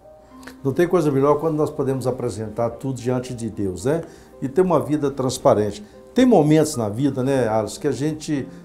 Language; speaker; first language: Portuguese; native; Portuguese